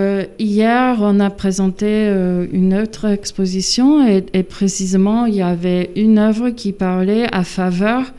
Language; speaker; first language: French; non-native, fluent; English